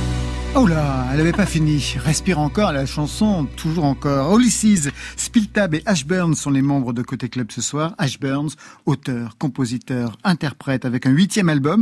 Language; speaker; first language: French; native; French